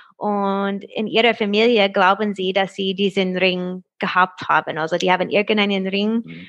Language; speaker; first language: German; non-native, fluent; English